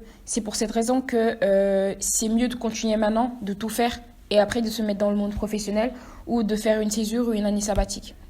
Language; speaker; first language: French; non-native, local second language; Wolof